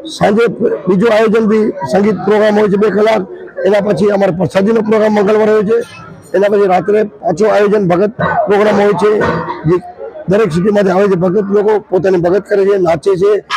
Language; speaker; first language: Gujarati; native; Gujarati